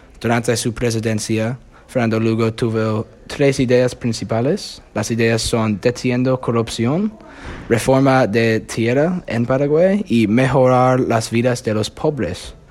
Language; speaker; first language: Spanish; non-native, learner; English